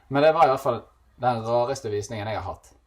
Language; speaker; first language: Norwegian; native; Norwegian